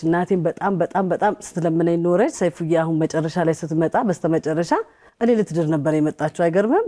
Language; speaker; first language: Amharic; native; Amharic